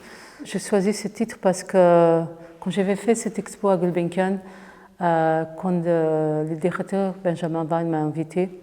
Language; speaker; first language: French; non-native, fluent; Portuguese